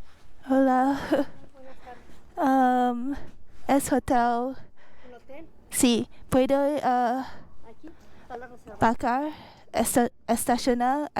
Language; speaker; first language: Spanish; non-native, learner; English